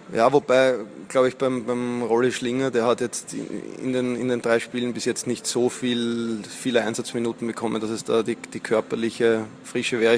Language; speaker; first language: German; native; German